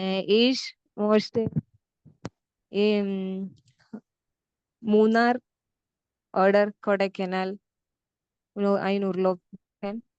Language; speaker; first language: German; non-native, learner; Malayalam